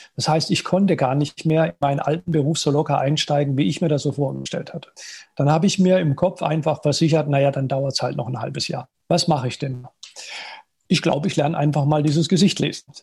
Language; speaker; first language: German; native; German